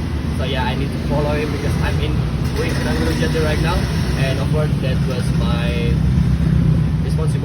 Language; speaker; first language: English; non-native, learner; Indonesian